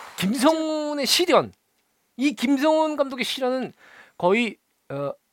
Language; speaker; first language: Korean; native; Korean